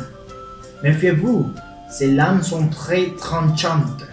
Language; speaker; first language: French; non-native, learner; Spanish